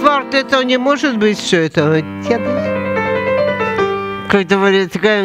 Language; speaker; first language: Polish; non-native, learner; Russian